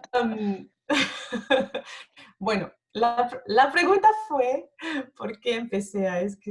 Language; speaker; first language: Spanish; non-native, fluent; French